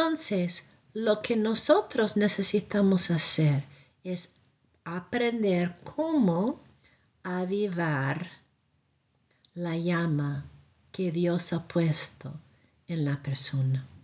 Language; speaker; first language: Spanish; non-native, fluent; English